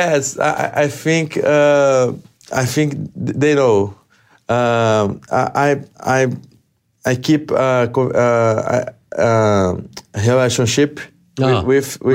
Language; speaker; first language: English; non-native, learner; Portuguese